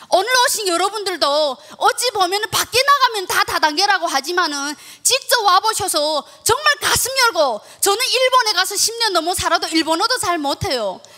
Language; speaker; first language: Korean; early bilingual, heritage; Korean